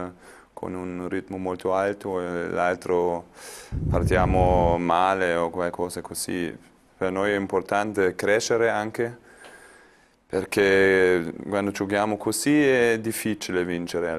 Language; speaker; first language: Italian; non-native, learner; German